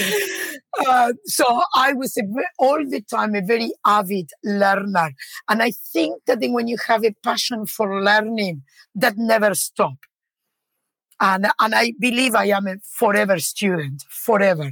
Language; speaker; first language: English; non-native, fluent; Spanish